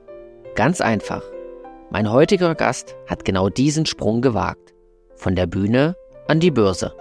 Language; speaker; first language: German; native; German